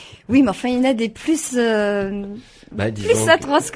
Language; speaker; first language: French; native; French